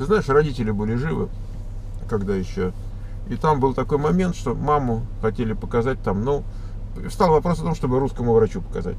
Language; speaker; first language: Russian; native; Russian